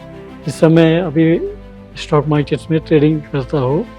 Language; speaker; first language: Hindi; non-native, local second language; Marathi